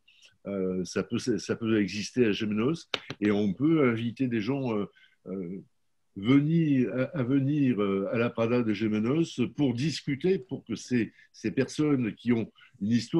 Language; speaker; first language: French; native; French